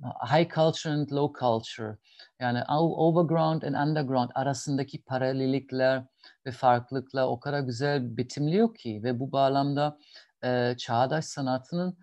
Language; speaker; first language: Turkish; non-native, fluent; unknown